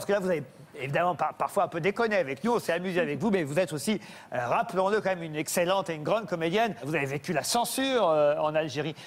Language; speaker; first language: French; native; French